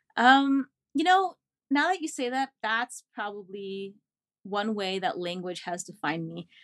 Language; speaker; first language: English; native; English